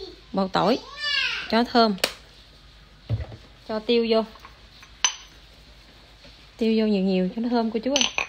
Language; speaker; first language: Vietnamese; native; Vietnamese